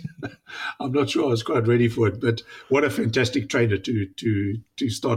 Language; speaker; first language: English; native; English